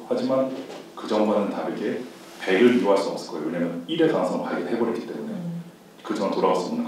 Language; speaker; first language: Korean; native; Korean